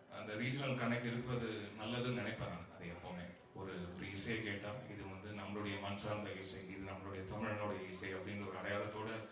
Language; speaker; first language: Tamil; native; Tamil